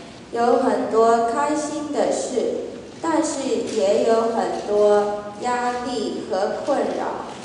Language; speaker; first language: Chinese; early bilingual, heritage; Chinese